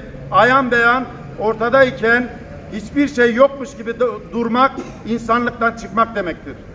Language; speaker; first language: Turkish; native; Turkish